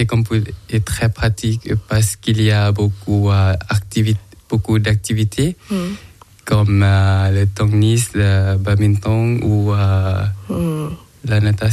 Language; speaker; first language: French; non-native, learner; Thai